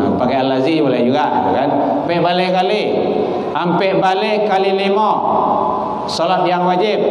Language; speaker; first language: Malay; non-native, local second language; Minangkabau